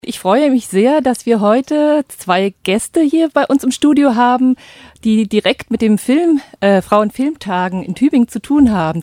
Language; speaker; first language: German; native; German